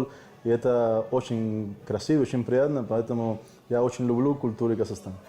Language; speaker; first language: Russian; non-native, learner; Spanish